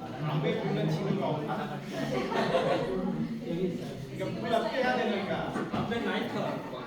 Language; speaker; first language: Korean; non-native, fluent; Hindi